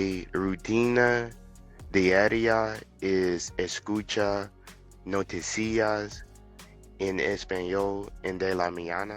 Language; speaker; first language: Spanish; non-native, learner; English